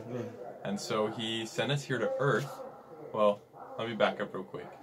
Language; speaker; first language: English; native; English